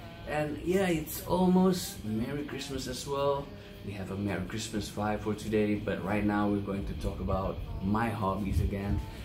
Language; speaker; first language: English; non-native, fluent; Indonesian